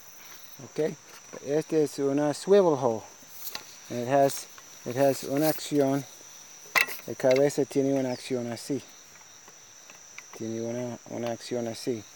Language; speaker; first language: Spanish; non-native, learner; English